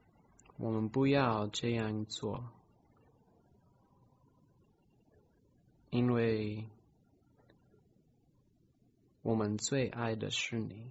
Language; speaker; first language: Chinese; non-native, fluent; English